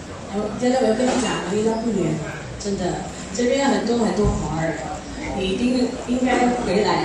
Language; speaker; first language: Chinese; early bilingual, heritage; Chinese